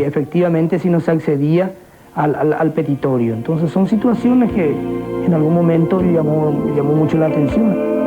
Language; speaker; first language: Spanish; native; Spanish